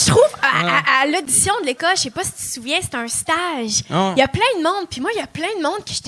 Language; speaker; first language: French; native; French